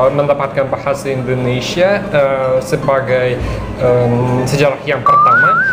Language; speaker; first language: Indonesian; non-native, learner; Russian